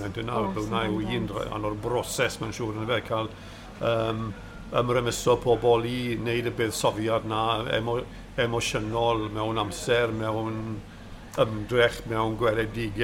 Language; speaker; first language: Welsh; native; Welsh